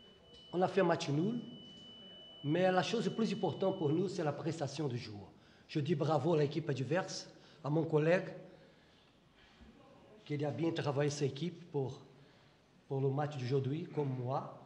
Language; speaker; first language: French; non-native, fluent; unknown